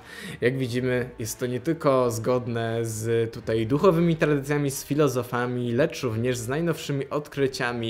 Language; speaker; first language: Polish; native; Polish